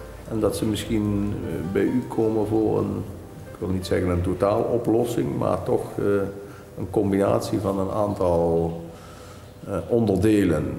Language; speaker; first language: Dutch; native; Dutch